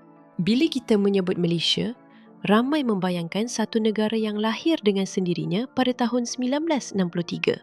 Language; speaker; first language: Malay; native; Malay